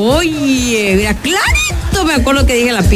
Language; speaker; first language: Spanish; native; Spanish